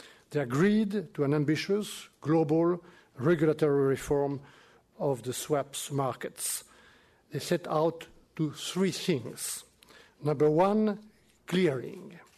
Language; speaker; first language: English; non-native, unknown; French